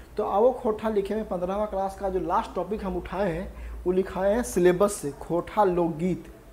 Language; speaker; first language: Hindi; native; Hindi